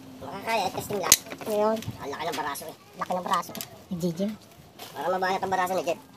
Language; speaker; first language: Filipino; native; Filipino